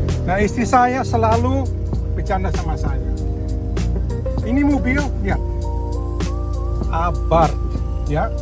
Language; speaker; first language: Indonesian; early bilingual, heritage; Dutch